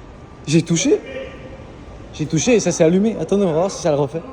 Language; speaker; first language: French; native; French